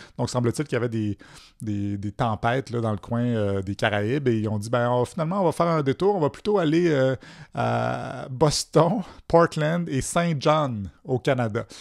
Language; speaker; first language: French; native; French